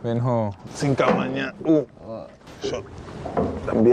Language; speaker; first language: Vietnamese; non-native, learner; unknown